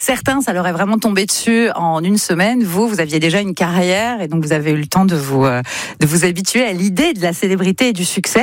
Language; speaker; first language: French; native; French